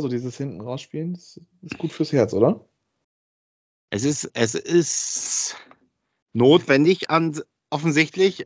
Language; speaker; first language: German; native; German